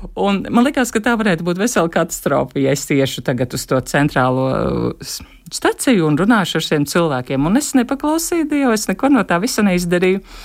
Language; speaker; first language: Latvian; native; Latvian